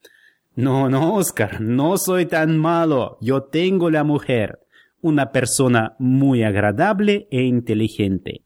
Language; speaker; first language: Spanish; non-native, fluent; Russian